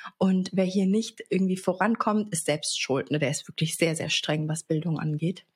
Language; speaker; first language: German; early bilingual, other home language; Arabic